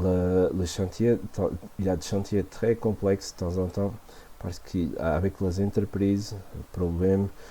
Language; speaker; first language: French; non-native, fluent; Portuguese